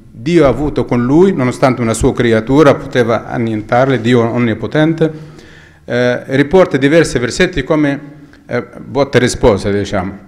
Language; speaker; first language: Italian; non-native, fluent; Arabic